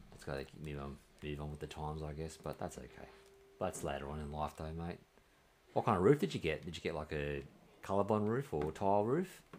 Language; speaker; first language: English; native; English